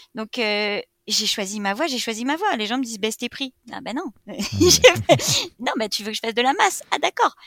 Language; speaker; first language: French; native; French